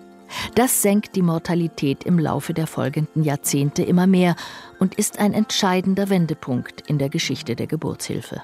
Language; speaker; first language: German; native; German